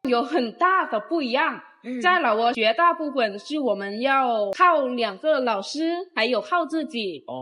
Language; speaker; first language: Chinese; non-native, fluent; Lao